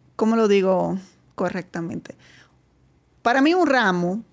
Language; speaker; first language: Spanish; non-native, fluent; Dutch